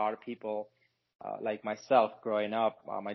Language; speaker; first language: English; non-native, local second language; Sinhala